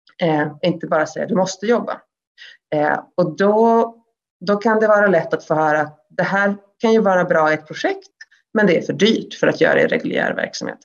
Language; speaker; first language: Swedish; native; Swedish